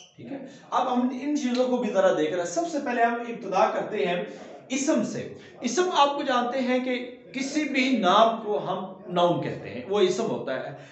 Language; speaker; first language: Urdu; non-native, local second language; Punjabi